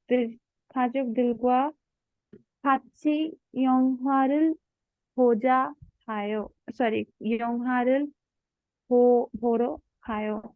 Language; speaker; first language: Korean; non-native, learner; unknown